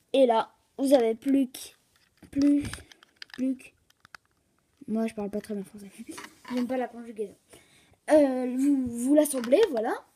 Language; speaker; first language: French; native; French